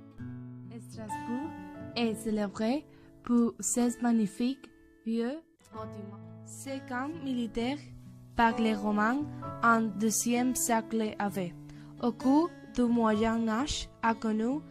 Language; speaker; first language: French; non-native, learner; Spanish